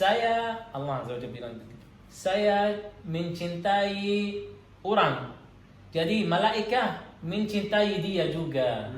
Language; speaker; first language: Indonesian; non-native, learner; Arabic